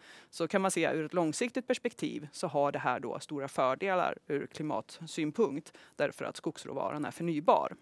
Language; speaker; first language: Swedish; native; Swedish